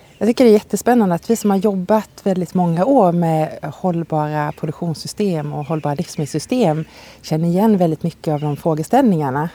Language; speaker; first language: Swedish; native; Swedish